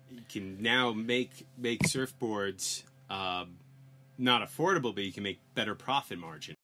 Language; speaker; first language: English; native; English